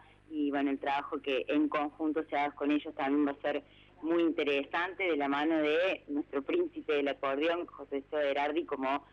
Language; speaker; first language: Spanish; native; Spanish